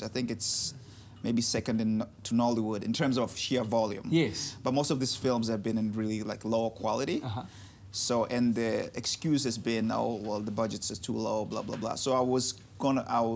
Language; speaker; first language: English; non-native, local second language; Russian